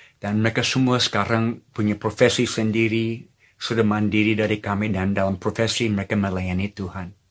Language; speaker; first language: Indonesian; non-native, fluent; English